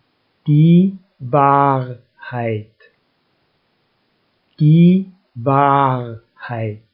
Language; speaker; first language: German; native; German